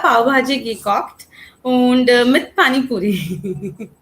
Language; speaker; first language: German; non-native, learner; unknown